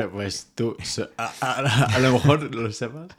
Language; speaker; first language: Spanish; non-native, fluent; English